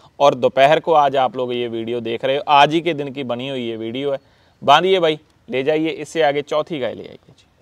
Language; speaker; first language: Hindi; non-native, local second language; Punjabi